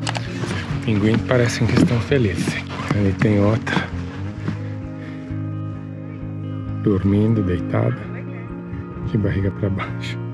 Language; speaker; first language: Portuguese; non-native, fluent; Italian